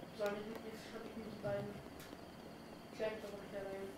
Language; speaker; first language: German; native; German